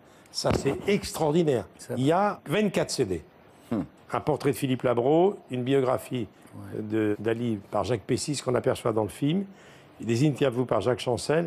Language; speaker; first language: French; native; French